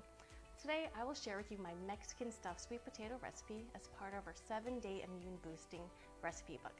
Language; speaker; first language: English; native; English